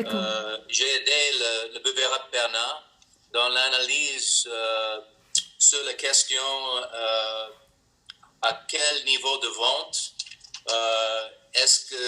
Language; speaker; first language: French; non-native, learner; English